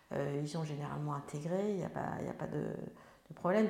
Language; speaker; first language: French; native; French